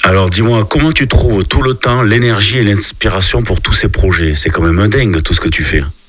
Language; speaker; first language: French; native; French